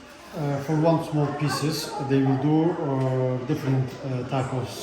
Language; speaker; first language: English; non-native, learner; Azerbaijani